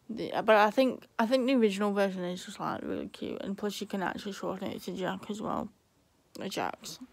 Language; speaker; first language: English; native; English